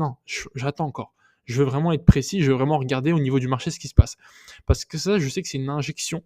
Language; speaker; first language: French; native; French